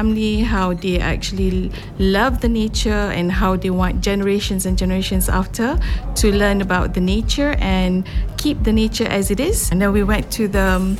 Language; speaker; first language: English; non-native, local second language; Malay